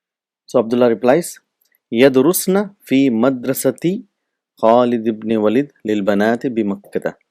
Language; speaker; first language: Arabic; non-native, fluent; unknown